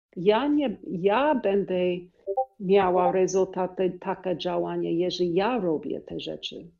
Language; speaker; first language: Polish; non-native, learner; English